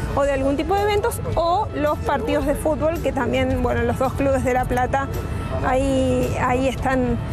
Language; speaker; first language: Spanish; native; Spanish